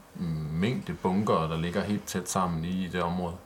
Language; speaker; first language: Danish; native; Danish